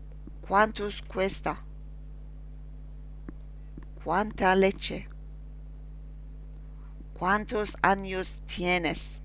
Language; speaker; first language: Spanish; non-native, fluent; Persian